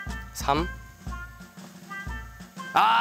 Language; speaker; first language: Korean; native; Korean